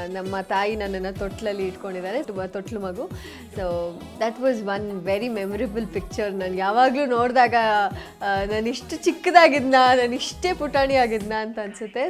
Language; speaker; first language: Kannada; non-native, local second language; Kodava